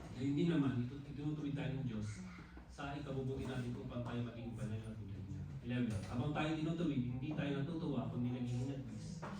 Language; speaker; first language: Filipino; non-native, local second language; Waray